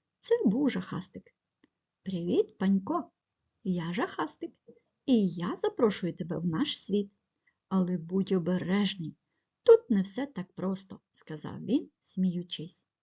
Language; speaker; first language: Ukrainian; native; Ukrainian